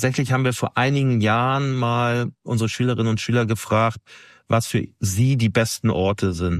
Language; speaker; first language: German; native; German